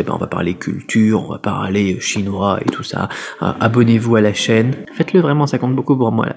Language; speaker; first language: French; native; French